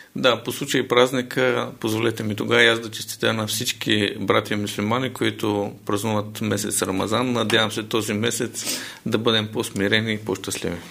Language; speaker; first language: Bulgarian; non-native, local second language; Turkish